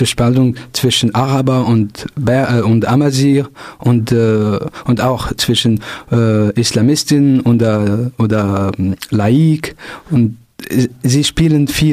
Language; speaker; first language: German; non-native, local second language; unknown